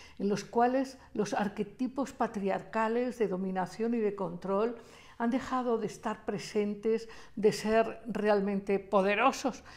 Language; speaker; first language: Spanish; native; Spanish